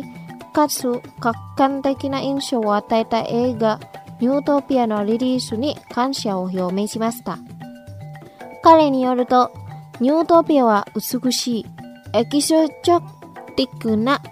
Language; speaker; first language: Japanese; non-native, fluent; Indonesian